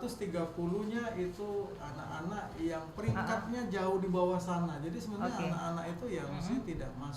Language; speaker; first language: Indonesian; native; Indonesian